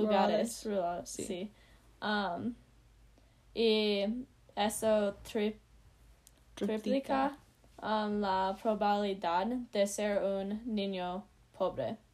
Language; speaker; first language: Spanish; non-native, learner; English